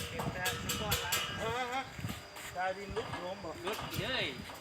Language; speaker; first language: Thai; native; Thai